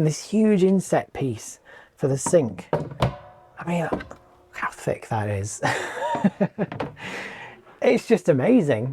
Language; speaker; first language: English; native; English